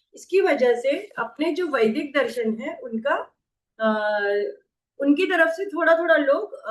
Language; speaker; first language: Hindi; non-native, local second language; Marathi